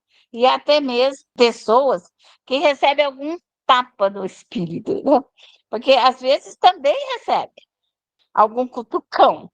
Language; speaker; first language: Portuguese; native; Portuguese